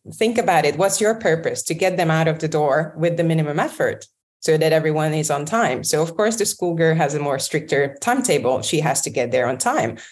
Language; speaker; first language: English; non-native, fluent; Hungarian